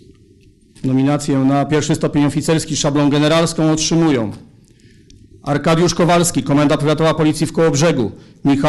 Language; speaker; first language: Polish; native; Polish